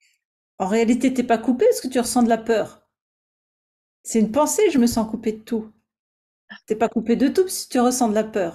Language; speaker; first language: French; native; French